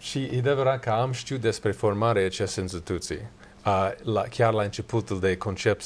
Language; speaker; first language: Romanian; non-native, learner; English